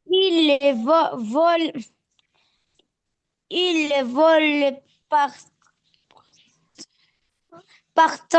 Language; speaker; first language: French; non-native, learner; Arabic